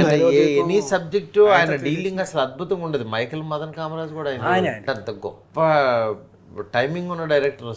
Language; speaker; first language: Telugu; native; Telugu